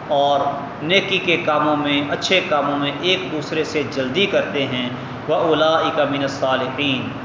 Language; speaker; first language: Urdu; non-native, local second language; Punjabi